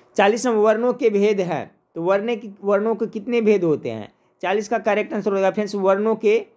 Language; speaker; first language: Hindi; native; Hindi